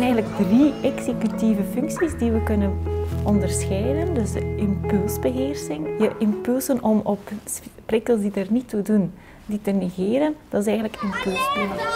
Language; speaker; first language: Dutch; native; Dutch